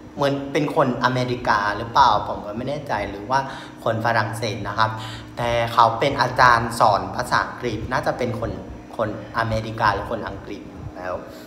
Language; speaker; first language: Thai; non-native, fluent; Vietnamese